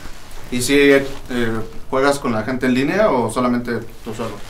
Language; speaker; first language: Spanish; native; Spanish